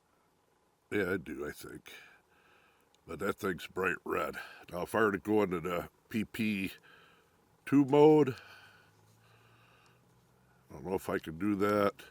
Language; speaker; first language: English; native; English